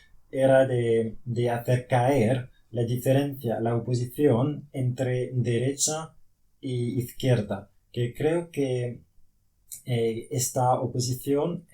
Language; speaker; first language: Spanish; non-native, fluent; French